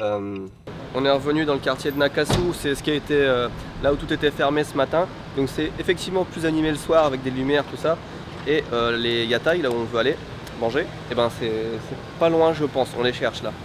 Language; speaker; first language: French; native; French